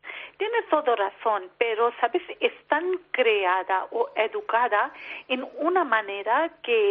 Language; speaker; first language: Spanish; non-native, learner; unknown